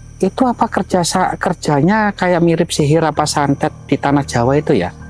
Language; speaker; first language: Indonesian; non-native, local second language; Javanese